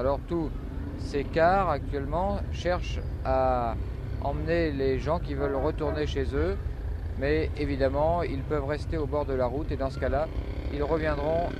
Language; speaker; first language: French; native; French